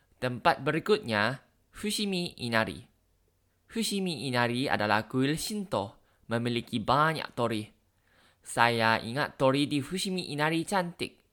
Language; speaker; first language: Indonesian; non-native, learner; Thai